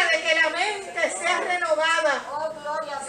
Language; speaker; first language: Spanish; native; Spanish